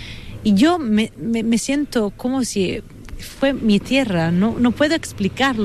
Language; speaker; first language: Spanish; non-native, fluent; Italian